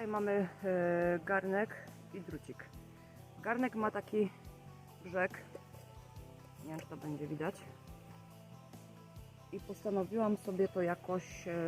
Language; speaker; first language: Polish; native; Polish